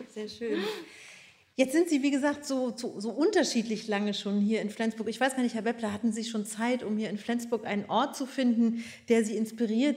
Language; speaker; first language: German; native; German